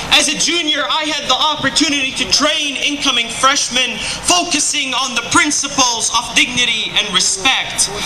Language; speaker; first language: English; non-native, fluent; Arabic